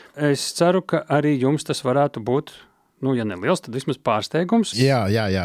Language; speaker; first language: Latvian; native; Latvian